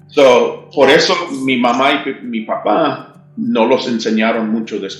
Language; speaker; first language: Spanish; early bilingual, heritage; English